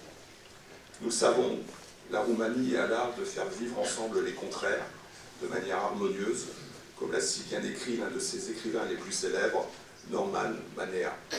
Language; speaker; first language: French; native; French